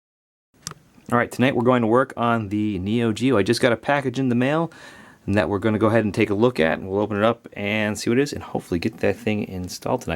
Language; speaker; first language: English; native; English